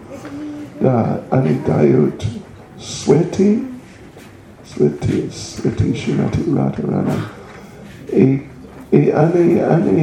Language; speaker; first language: Russian; non-native, learner; English